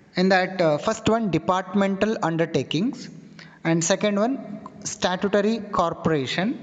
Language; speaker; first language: English; non-native, local second language; Kannada